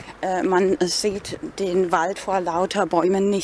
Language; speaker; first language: German; non-native, fluent; Spanish